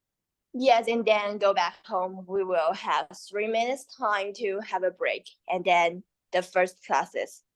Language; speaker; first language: English; non-native, learner; Chinese